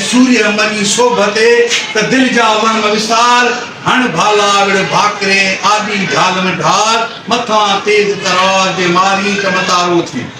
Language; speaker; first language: Urdu; non-native, local second language; Sindhi